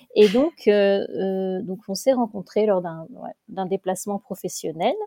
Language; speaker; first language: French; native; French